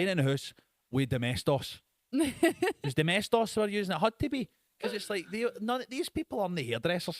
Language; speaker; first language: English; native; English